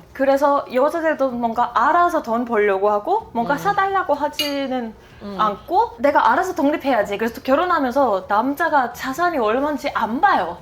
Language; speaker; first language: Korean; non-native, fluent; Finnish